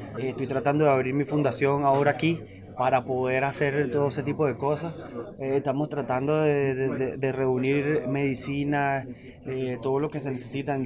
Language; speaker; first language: Spanish; native; Spanish